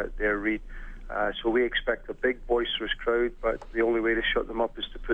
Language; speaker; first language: English; native; English